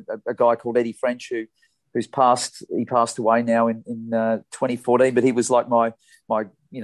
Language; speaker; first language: English; native; English